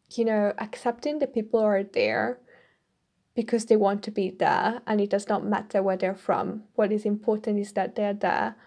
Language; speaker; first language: English; non-native, fluent; Italian